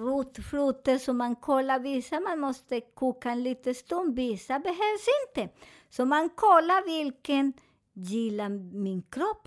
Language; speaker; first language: Swedish; non-native, fluent; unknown